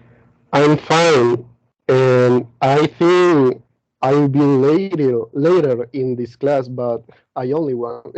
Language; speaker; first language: English; non-native, learner; Spanish